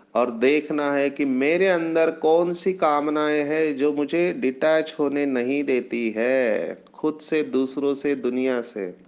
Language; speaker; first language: Hindi; non-native, local second language; Marathi